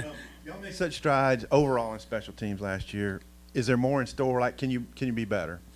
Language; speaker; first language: English; native; English